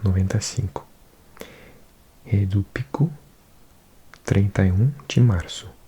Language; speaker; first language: Portuguese; non-native, learner; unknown